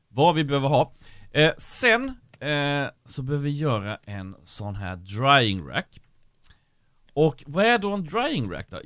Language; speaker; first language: Swedish; native; Swedish